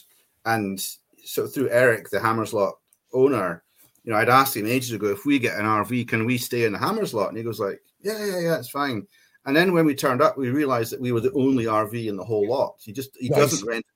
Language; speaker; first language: English; native; English